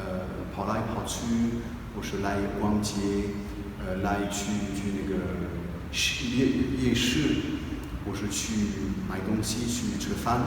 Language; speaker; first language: Chinese; non-native, fluent; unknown